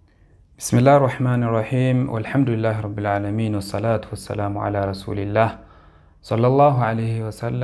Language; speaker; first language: Arabic; non-native, fluent; Amharic